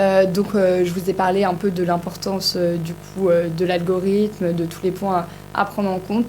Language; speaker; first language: French; native; French